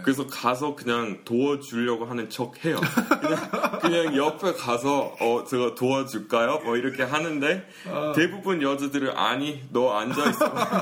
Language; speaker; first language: Korean; non-native, fluent; English